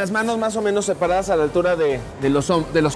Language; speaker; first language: Spanish; native; Spanish